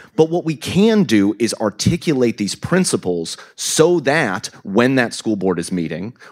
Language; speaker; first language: English; native; English